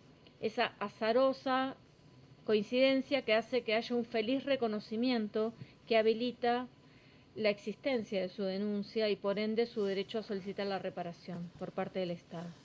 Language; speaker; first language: Spanish; native; Spanish